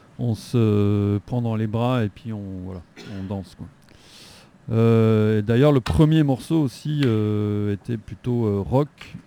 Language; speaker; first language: French; native; French